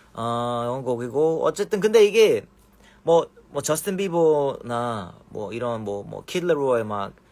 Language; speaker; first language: Korean; early bilingual, heritage; Korean